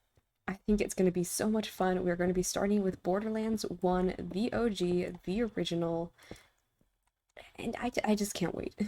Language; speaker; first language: English; native; English